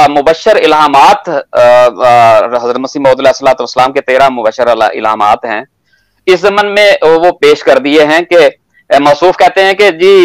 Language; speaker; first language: Urdu; non-native, local second language; Punjabi